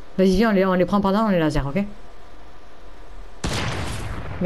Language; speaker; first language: French; native; French